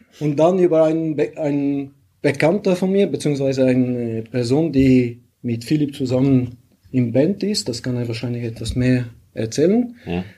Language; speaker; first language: German; non-native, fluent; Bulgarian